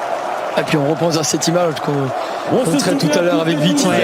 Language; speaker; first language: French; native; French